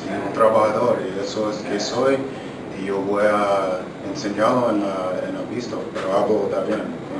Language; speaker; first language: Spanish; non-native, learner; English